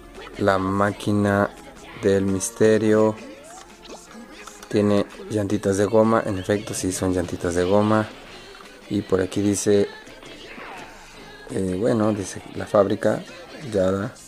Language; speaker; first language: Spanish; native; Spanish